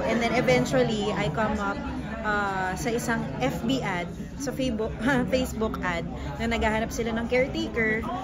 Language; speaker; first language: Filipino; native; Filipino